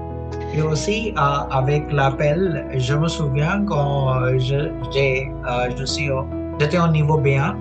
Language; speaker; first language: French; non-native, fluent; Punjabi